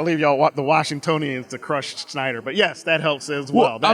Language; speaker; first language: English; native; English